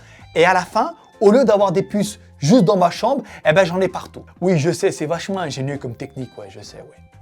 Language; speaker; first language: French; native; French